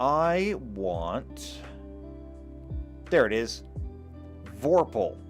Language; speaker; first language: English; native; English